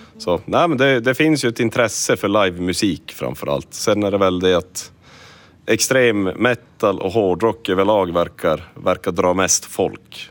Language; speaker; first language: Swedish; native; Swedish